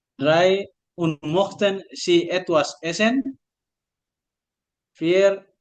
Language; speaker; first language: German; non-native, learner; Indonesian